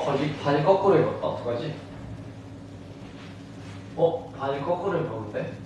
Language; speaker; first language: Korean; early bilingual, heritage; Korean